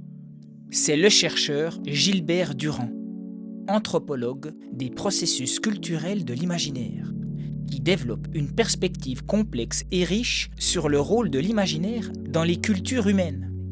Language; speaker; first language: French; native; French